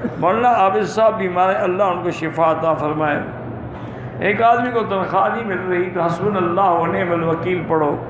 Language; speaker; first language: Urdu; native; Urdu